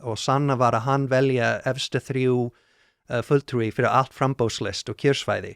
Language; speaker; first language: Icelandic; non-native, learner; English